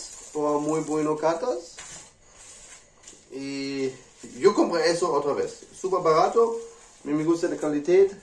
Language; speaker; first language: Spanish; non-native, learner; English